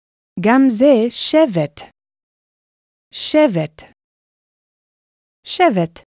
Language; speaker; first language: Hebrew; non-native, fluent; English